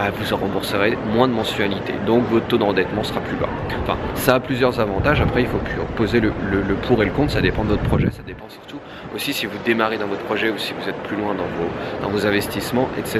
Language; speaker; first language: French; native; French